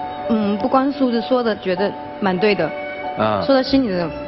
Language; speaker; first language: Chinese; native; Chinese